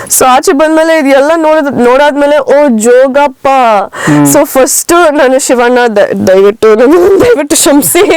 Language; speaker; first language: Kannada; non-native, learner; English